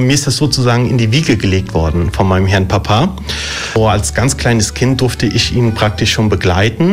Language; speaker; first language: German; early bilingual, other home language; Italian